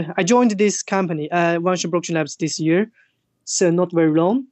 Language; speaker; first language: English; non-native, fluent; Chinese